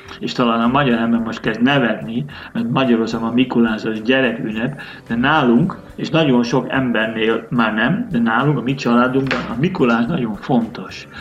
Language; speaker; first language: Hungarian; non-native, fluent; Dutch